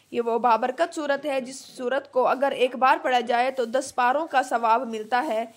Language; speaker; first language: Urdu; native; Urdu